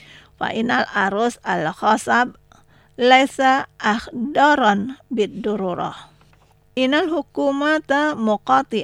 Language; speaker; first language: Arabic; non-native, learner; Indonesian